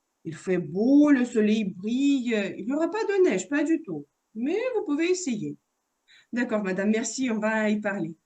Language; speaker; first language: French; non-native, fluent; Russian